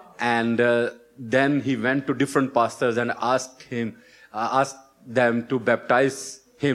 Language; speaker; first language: English; non-native, local second language; Urdu